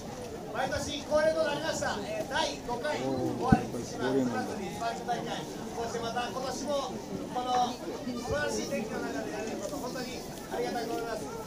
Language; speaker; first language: Japanese; native; Japanese